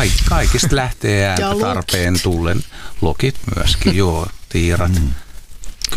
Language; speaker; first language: Finnish; native; Finnish